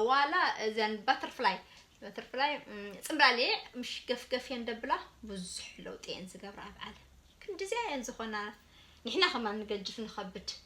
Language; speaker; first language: Tigrinya; early bilingual, heritage; Tigrinya